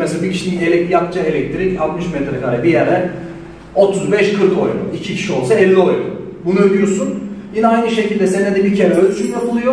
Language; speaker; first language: Turkish; native; Turkish